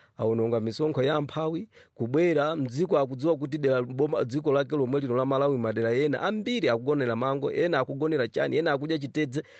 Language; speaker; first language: Nyanja; non-native, local second language; Yao